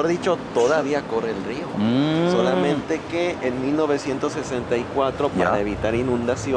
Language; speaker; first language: Spanish; native; Spanish